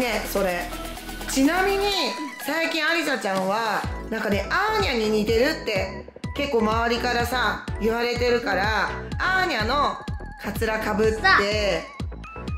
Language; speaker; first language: Japanese; native; Japanese